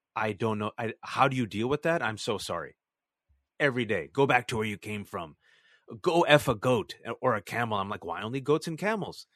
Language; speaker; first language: English; early bilingual, other home language; Urdu